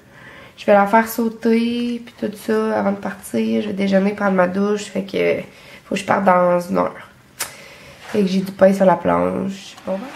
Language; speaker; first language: French; native; French